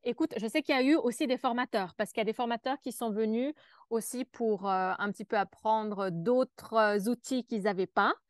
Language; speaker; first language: French; native; French